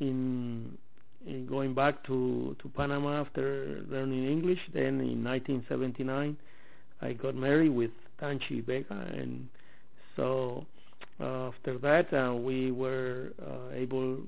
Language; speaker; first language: English; non-native, fluent; Spanish